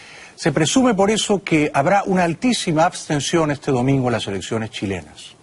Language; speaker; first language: Spanish; native; Spanish